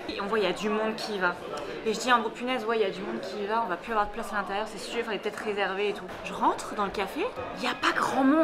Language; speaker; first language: French; native; French